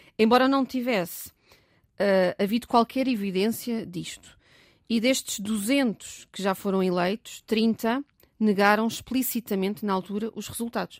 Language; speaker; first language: Portuguese; native; Portuguese